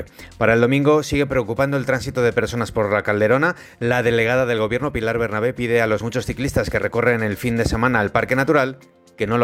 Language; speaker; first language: Spanish; native; Spanish